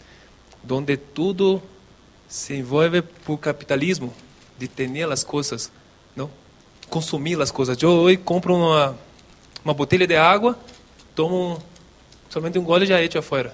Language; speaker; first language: Spanish; non-native, local second language; Portuguese